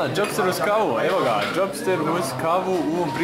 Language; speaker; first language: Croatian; early bilingual, heritage; Croatian